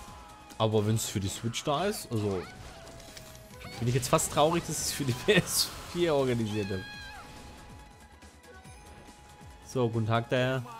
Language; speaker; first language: German; native; German